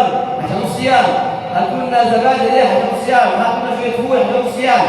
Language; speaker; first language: Arabic; native; Arabic